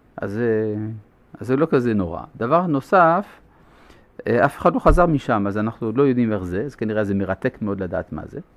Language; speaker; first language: Hebrew; non-native, fluent; French